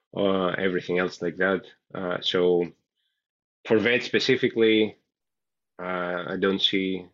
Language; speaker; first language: English; non-native, fluent; Greek